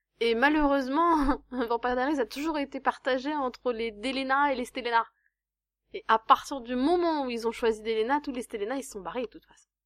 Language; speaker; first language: French; native; French